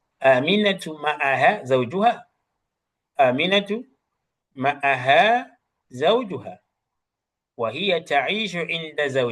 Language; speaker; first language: Arabic; non-native, fluent; English